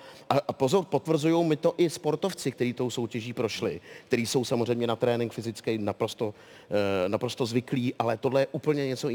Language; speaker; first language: Czech; native; Czech